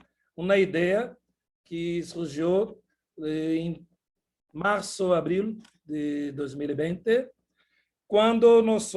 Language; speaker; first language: Portuguese; non-native, fluent; Spanish